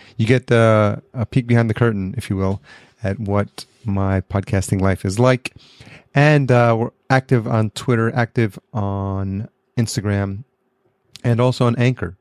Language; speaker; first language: English; early bilingual, other home language; Spanish